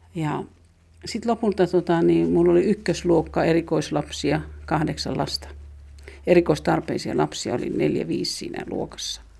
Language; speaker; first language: Finnish; native; Finnish